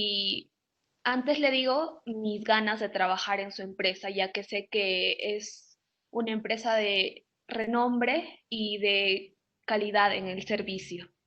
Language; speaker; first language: Spanish; native; Spanish